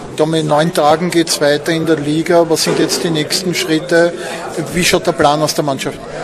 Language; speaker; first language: German; native; German